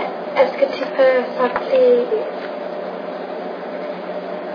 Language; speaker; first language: French; non-native, learner; English